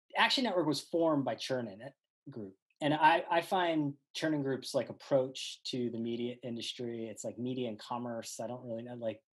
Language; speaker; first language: English; native; English